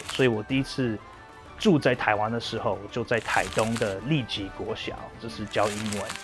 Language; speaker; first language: Chinese; non-native, fluent; English